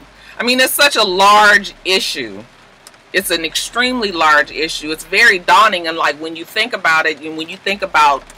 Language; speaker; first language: English; native; English